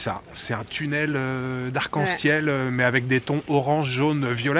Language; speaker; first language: French; native; French